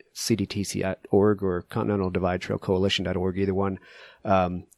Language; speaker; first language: English; native; English